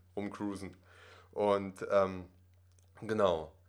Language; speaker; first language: German; early bilingual, other home language; Russian